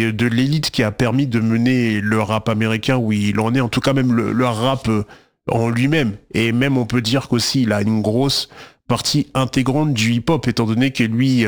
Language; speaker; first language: French; native; French